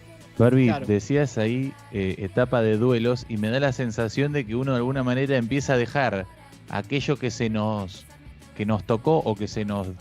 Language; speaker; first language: Spanish; native; Spanish